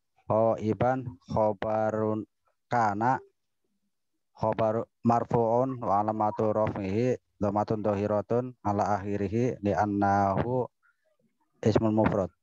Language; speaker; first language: Arabic; non-native, learner; Indonesian